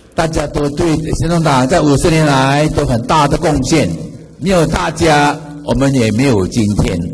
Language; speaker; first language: Chinese; native; Chinese